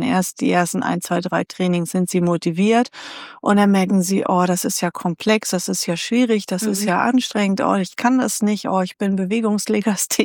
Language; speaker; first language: German; native; German